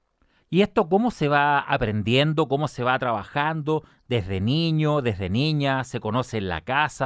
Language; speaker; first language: Spanish; native; Spanish